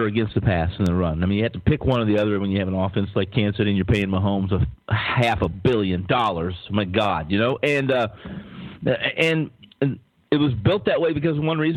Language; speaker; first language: English; native; English